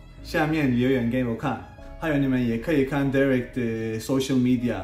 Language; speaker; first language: Chinese; non-native, fluent; Swedish